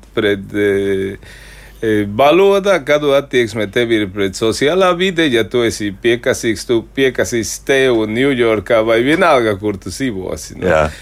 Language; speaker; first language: Latvian; non-native, fluent; Spanish